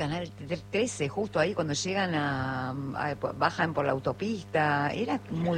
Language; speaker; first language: Spanish; native; Spanish